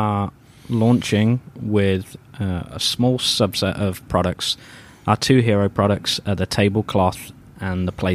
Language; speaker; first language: English; native; English